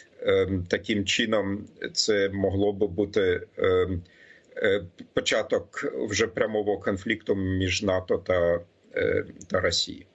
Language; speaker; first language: Ukrainian; non-native, fluent; German